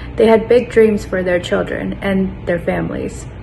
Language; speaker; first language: English; native; English